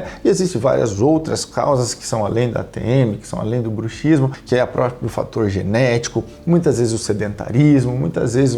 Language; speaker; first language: Portuguese; native; Portuguese